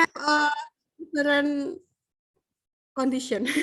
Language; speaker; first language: English; non-native, learner; Indonesian